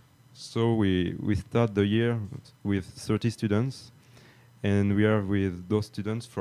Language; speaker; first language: English; non-native, fluent; French